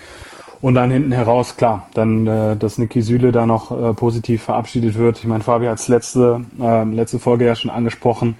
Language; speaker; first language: German; native; German